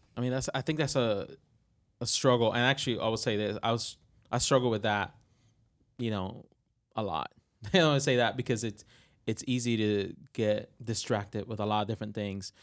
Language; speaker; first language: English; non-native, fluent; Spanish